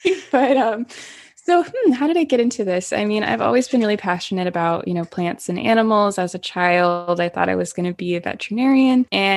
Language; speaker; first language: English; native; English